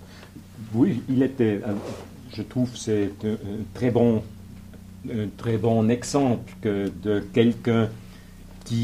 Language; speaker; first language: French; non-native, local second language; German